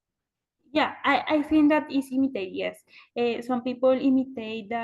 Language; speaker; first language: English; non-native, learner; Spanish